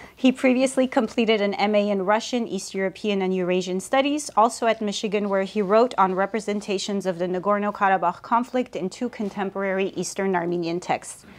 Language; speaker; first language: English; early bilingual, other home language; Armenian